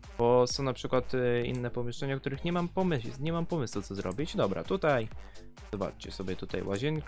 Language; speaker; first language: Polish; native; Polish